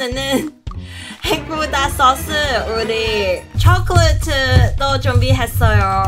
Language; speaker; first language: Korean; non-native, learner; Cantonese